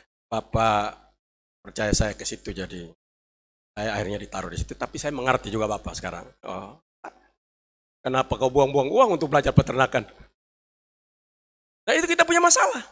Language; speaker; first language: Indonesian; native; Indonesian